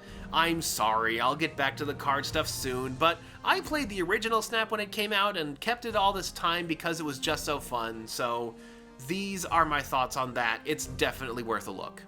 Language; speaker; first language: English; native; English